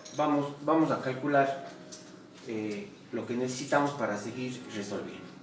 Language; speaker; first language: Spanish; native; Spanish